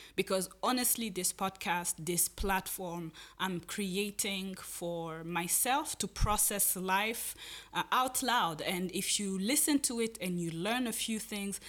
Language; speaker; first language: English; non-native, local second language; Kinyarwanda